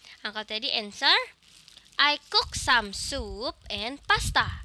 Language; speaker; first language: English; non-native, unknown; Indonesian